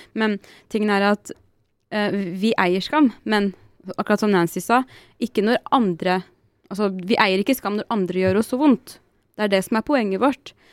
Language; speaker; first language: Norwegian; early bilingual, other home language; Arabic